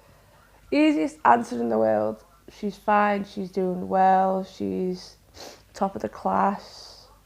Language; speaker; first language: English; native; English